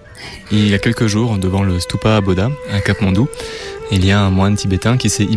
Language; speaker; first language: French; native; French